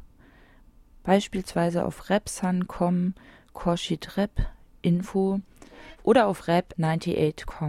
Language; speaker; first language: German; native; German